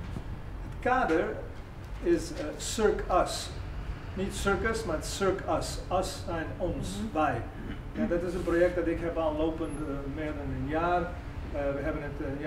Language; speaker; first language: Dutch; non-native, fluent; English